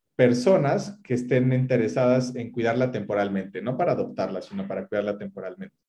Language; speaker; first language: Spanish; native; Spanish